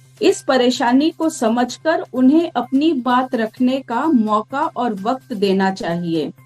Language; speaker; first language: Urdu; native; Urdu